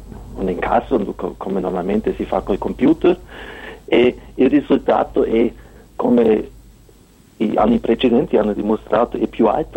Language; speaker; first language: Italian; non-native, fluent; German